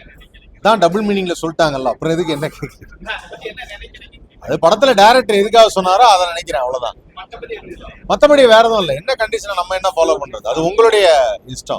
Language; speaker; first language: Tamil; native; Tamil